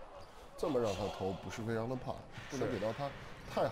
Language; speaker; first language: Chinese; native; Chinese